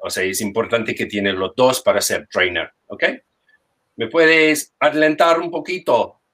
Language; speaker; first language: Spanish; non-native, fluent; English